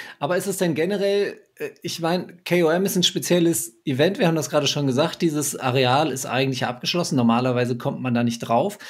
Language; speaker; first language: German; native; German